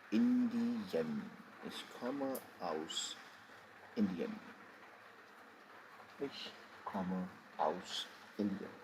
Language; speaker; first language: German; non-native, fluent; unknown